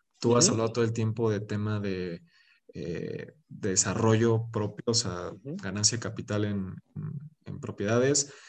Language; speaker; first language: Spanish; native; Spanish